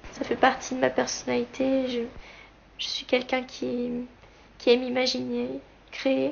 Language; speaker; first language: French; native; French